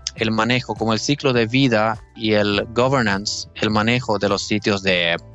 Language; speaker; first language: Spanish; non-native, fluent; Finnish